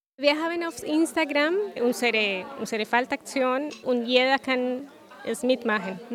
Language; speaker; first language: German; non-native, fluent; Spanish